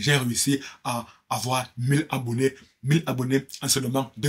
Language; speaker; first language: French; native; French